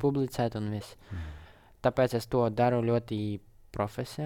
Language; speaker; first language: Latvian; non-native, local second language; Russian